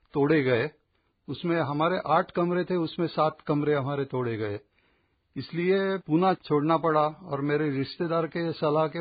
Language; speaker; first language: Hindi; non-native, local second language; Marathi